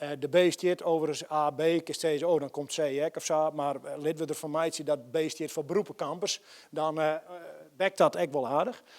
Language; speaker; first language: Dutch; non-native, local second language; Western Frisian